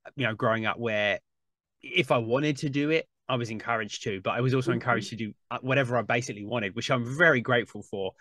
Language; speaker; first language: English; native; English